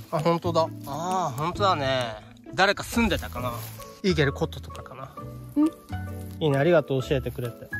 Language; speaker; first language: Japanese; native; Japanese